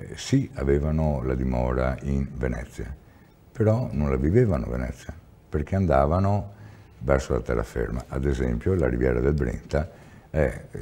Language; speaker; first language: Italian; native; Italian